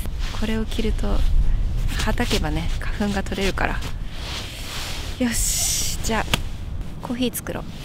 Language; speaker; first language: Japanese; native; Japanese